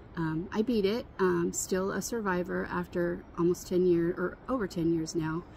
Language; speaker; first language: English; native; English